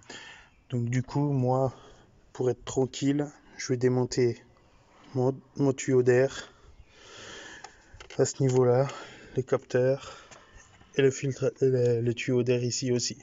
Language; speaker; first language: French; native; French